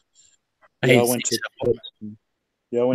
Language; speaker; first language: English; native; English